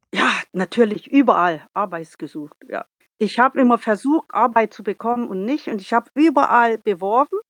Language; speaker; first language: German; non-native, learner; Vietnamese